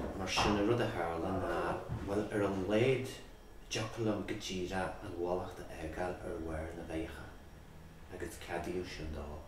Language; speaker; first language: Irish; native; Irish